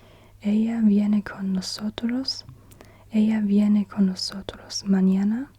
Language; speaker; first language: Spanish; non-native, learner; German